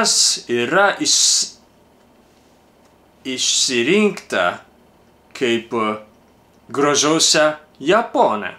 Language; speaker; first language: Lithuanian; non-native, fluent; Japanese